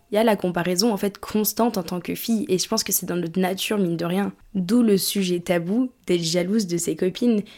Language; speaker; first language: French; early bilingual, other home language; English